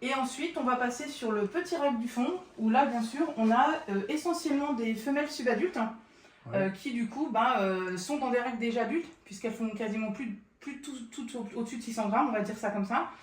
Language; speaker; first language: French; native; French